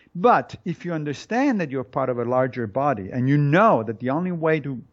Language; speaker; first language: English; non-native, fluent; Italian